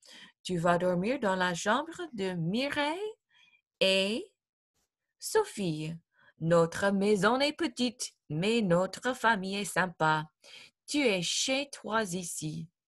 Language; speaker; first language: French; non-native, fluent; English